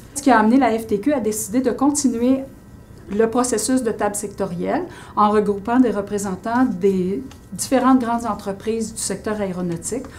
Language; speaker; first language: French; native; French